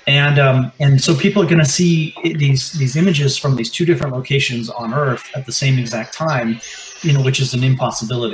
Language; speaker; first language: English; native; English